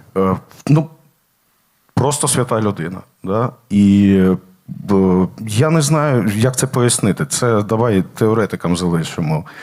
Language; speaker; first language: Ukrainian; non-native, local second language; Russian